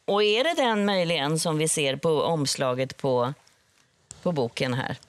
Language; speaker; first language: Swedish; native; Swedish